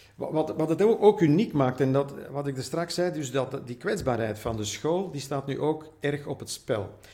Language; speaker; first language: Dutch; native; Dutch